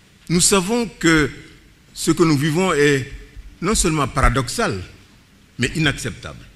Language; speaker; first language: French; non-native, local second language; Bambara